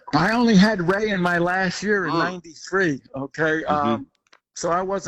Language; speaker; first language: English; native; English